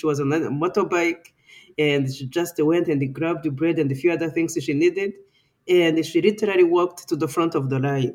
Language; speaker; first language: English; non-native, local second language; Kinyarwanda